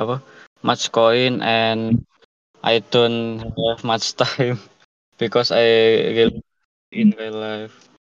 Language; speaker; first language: English; non-native, learner; Indonesian